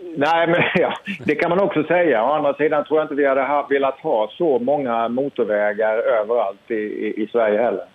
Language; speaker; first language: Swedish; native; Swedish